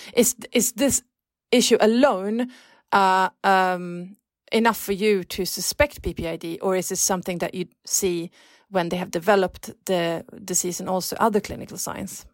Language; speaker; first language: English; non-native, fluent; Swedish